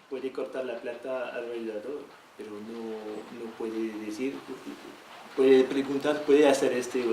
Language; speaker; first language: Spanish; non-native, learner; French